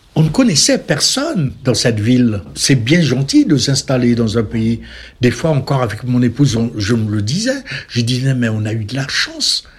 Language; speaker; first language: French; native; French